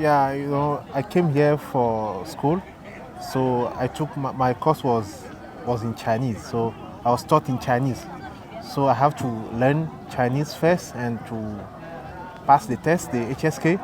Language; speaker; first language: English; non-native, fluent; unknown